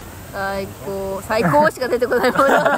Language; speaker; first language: Japanese; native; Japanese